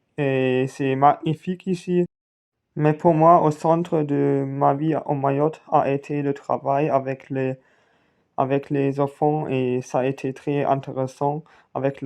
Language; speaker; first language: French; non-native, learner; German